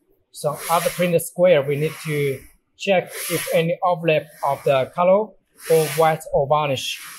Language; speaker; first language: English; non-native, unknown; Chinese